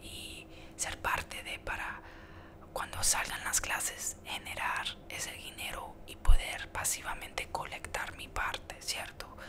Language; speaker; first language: Spanish; early bilingual, heritage; Spanish